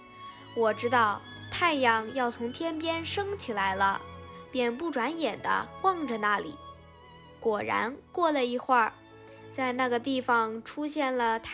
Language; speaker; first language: Chinese; native; Chinese